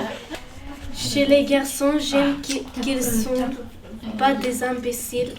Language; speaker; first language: French; early bilingual, other home language; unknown